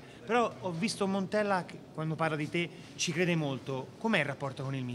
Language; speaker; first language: Italian; native; Italian